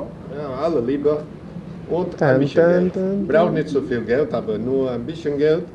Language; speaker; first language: German; non-native, learner; Spanish